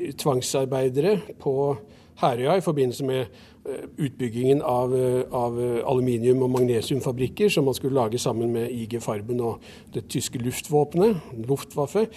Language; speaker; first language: Norwegian; native; Norwegian